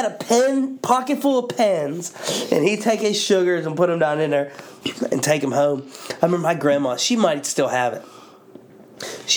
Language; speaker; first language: English; native; English